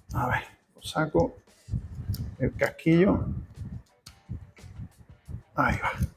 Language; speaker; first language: Spanish; native; Spanish